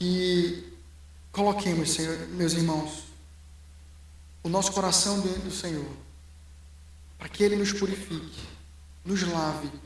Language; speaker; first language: Portuguese; native; Portuguese